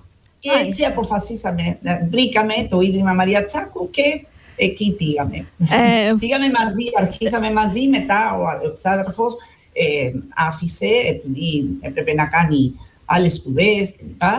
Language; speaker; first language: Greek; non-native, fluent; Spanish